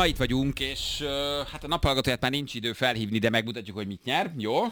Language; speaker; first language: Hungarian; native; Hungarian